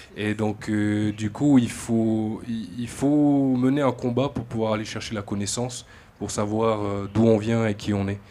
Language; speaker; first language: French; native; French